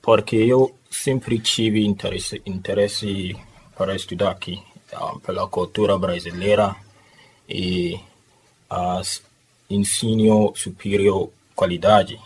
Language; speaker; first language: Portuguese; non-native, learner; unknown